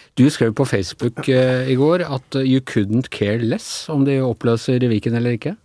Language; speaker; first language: Norwegian; native; Norwegian